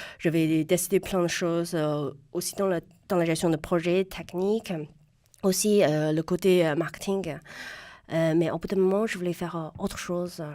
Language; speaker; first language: French; non-native, fluent; Chinese